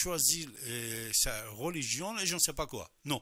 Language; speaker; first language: French; non-native, fluent; Persian